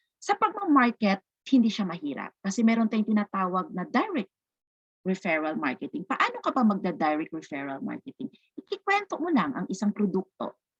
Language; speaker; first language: Filipino; non-native, local second language; Cebuano